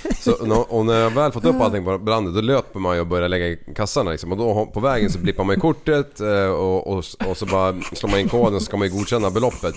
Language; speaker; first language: Swedish; native; Swedish